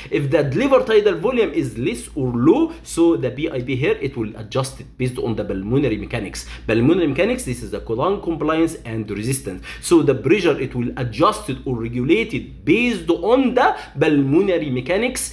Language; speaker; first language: English; non-native, fluent; Arabic